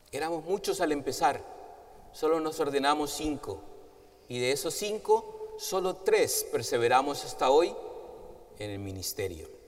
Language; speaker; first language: Spanish; native; Spanish